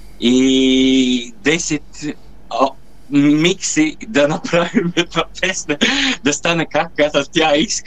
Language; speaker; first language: Bulgarian; non-native, learner; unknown